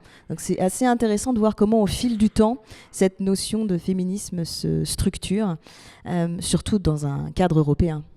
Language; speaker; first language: French; native; French